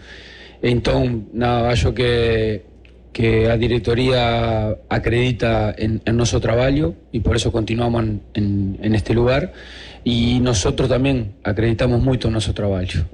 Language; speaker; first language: Portuguese; non-native, learner; Spanish